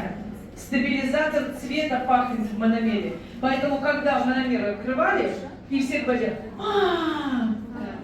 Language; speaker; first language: Russian; native; Russian